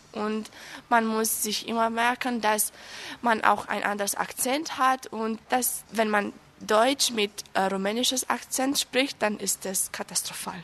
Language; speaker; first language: German; non-native, fluent; Romanian